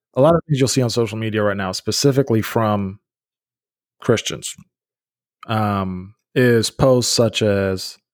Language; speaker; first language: English; early bilingual, other home language; Bosnian